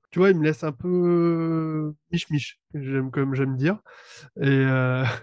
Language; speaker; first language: French; native; French